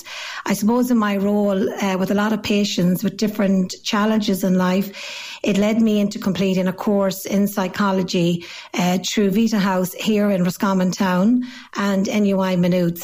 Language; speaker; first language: English; native; English